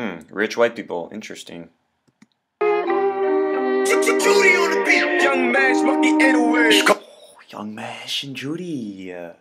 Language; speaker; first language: English; native; English